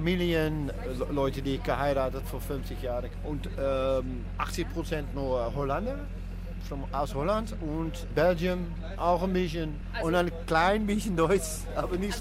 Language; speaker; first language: German; non-native, learner; Dutch